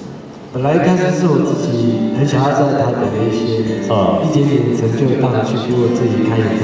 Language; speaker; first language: Chinese; non-native, local second language; Amis